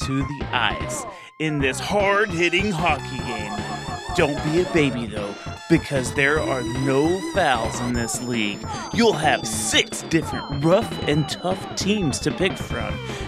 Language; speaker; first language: English; native; English